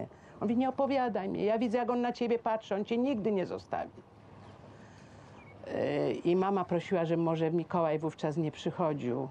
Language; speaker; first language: Polish; native; Polish